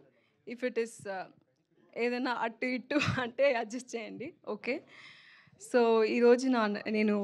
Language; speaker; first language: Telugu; non-native, learner; Tamil